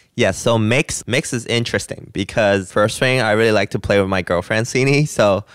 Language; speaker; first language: English; non-native, local second language; Cantonese